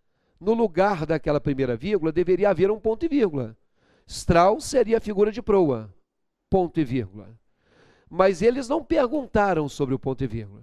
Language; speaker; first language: Portuguese; native; Portuguese